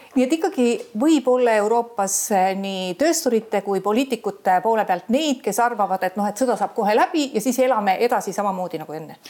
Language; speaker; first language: Estonian; native; Estonian